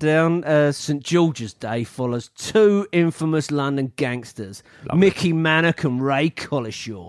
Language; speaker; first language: English; native; English